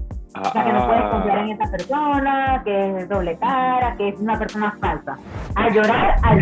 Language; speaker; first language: Spanish; native; Spanish